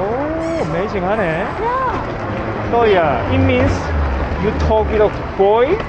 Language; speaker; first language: English; non-native, learner; Korean